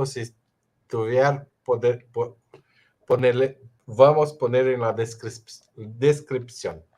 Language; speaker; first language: Spanish; non-native, fluent; Portuguese